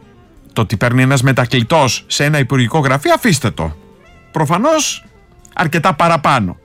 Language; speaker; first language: Greek; native; Greek